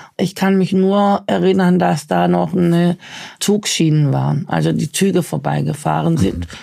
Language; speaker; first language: German; early bilingual, other home language; Turkish